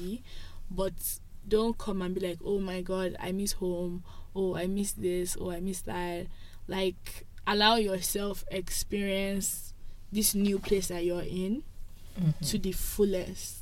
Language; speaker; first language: English; non-native, local second language; Yoruba